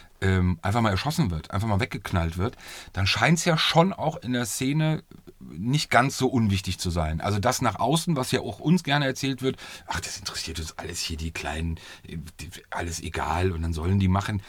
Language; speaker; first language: German; native; German